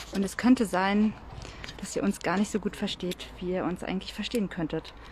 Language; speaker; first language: German; native; German